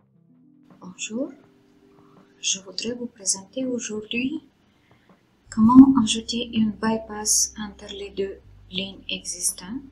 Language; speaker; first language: French; non-native, fluent; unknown